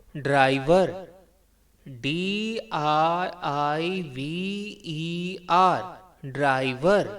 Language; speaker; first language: Hindi; non-native, local second language; Punjabi